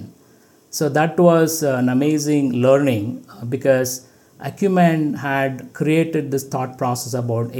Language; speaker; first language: English; non-native, local second language; Tamil